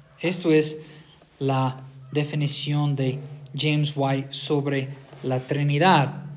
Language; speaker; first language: Spanish; non-native, fluent; English